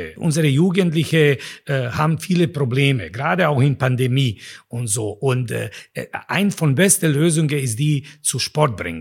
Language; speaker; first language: German; non-native, fluent; Bosnian